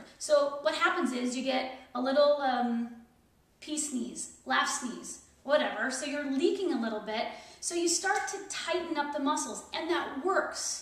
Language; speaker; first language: English; native; English